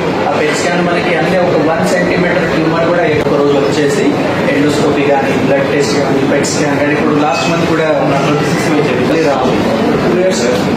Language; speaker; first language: Telugu; non-native, fluent; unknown